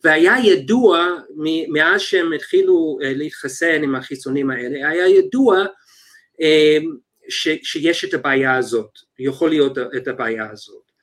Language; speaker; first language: Hebrew; non-native, fluent; English